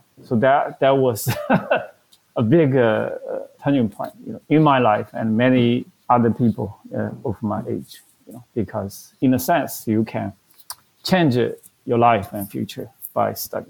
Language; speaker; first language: English; non-native, fluent; Chinese